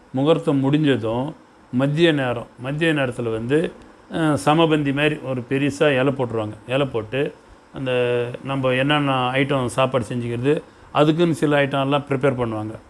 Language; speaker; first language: Tamil; non-native, local second language; Marathi